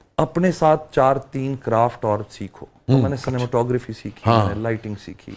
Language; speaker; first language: Urdu; early bilingual, heritage; Urdu